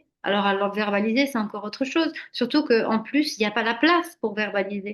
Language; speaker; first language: French; native; French